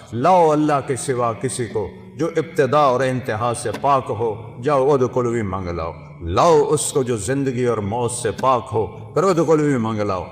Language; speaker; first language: Urdu; non-native, local second language; Saraiki